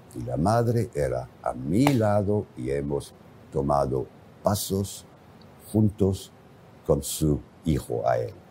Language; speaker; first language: Spanish; non-native, fluent; English